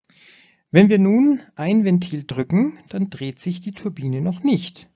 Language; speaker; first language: German; native; German